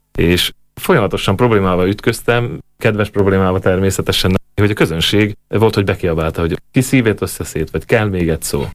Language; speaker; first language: Hungarian; native; Hungarian